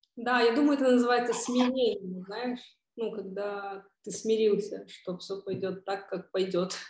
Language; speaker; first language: Russian; non-native, local second language; Kyrgyz